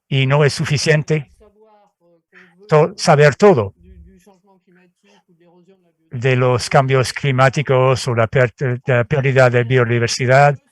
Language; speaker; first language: Spanish; non-native, fluent; French